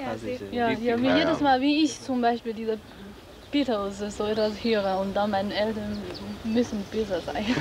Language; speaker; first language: German; non-native, learner; Chinese